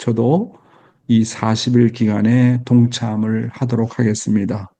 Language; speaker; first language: Korean; native; Korean